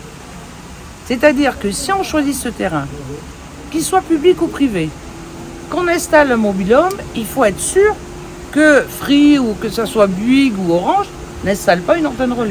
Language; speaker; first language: French; native; French